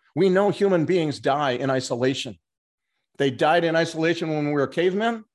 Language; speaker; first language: English; native; English